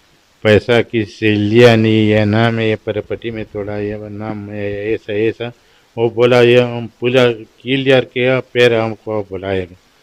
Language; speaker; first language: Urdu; non-native, local second language; Pashto